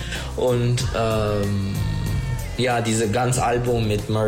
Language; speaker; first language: German; non-native, learner; Turkish